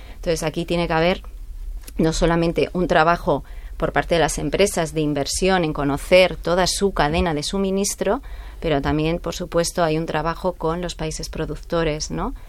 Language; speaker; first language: Spanish; native; Spanish